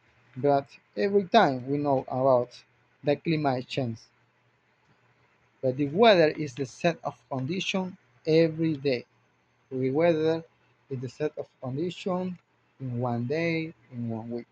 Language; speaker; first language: English; non-native, learner; Spanish